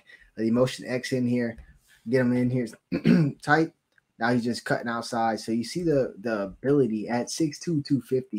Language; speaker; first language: English; native; English